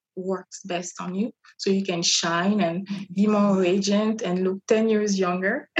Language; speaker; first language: English; non-native, fluent; French